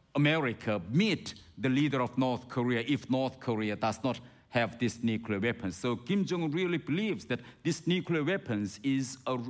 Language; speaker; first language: English; non-native, fluent; Korean